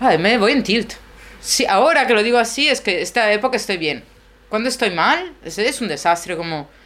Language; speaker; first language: Spanish; non-native, fluent; Italian